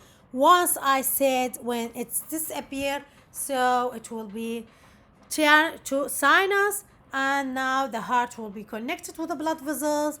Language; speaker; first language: English; non-native, local second language; Arabic